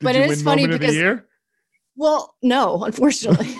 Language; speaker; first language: English; native; English